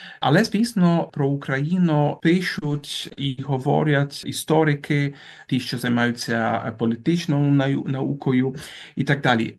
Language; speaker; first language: Ukrainian; non-native, fluent; Italian